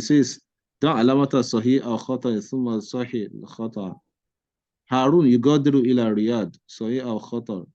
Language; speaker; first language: Arabic; non-native, fluent; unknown